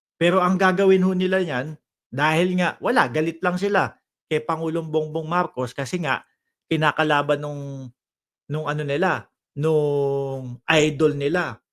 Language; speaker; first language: Filipino; native; Filipino